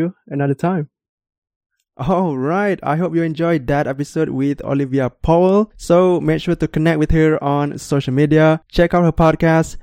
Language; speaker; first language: English; non-native, local second language; Malay